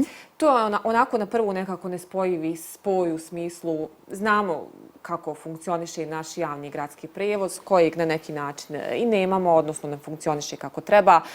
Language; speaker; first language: Bosnian; native; Bosnian